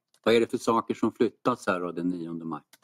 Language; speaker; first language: Swedish; native; Swedish